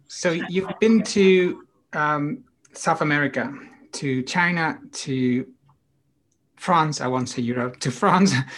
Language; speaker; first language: English; non-native, fluent; Dutch